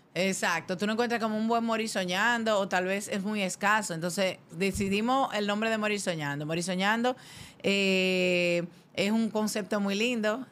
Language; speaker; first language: Spanish; native; Spanish